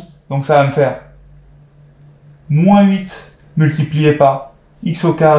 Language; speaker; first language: French; native; French